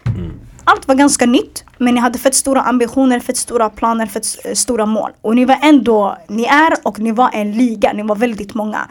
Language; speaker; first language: Swedish; early bilingual, other home language; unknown